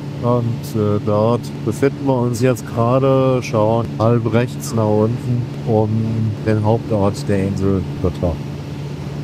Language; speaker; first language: German; native; German